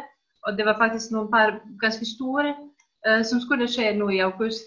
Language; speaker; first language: Swedish; non-native, fluent; Icelandic